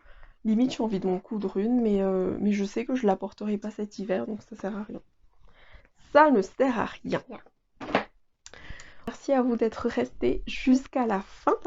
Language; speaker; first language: French; native; French